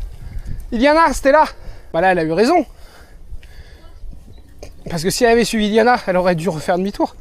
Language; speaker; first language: French; native; French